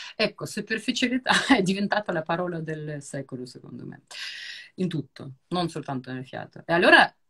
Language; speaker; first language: Italian; non-native, fluent; Russian